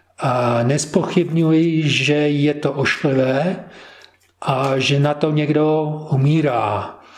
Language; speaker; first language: Czech; non-native, fluent; English